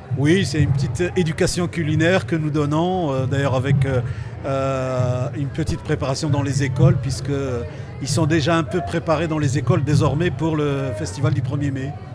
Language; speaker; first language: French; native; French